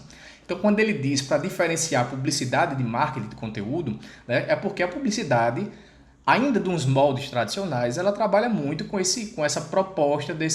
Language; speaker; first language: Portuguese; native; Portuguese